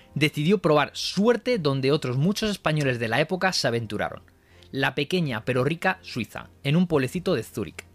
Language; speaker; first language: Spanish; native; Spanish